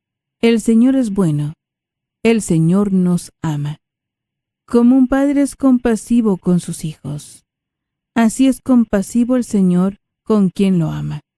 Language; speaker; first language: Spanish; native; Spanish